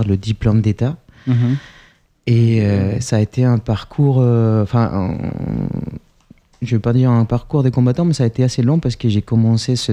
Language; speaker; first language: French; non-native, fluent; Spanish